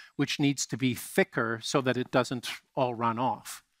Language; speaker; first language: English; native; English